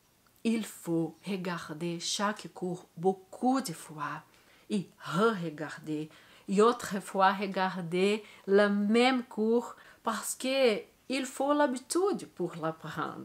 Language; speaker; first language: French; non-native, learner; Portuguese